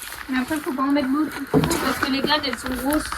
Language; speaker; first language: French; native; French